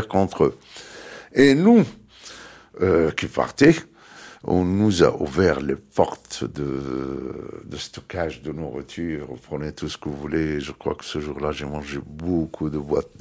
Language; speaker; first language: French; non-native, fluent; Arabic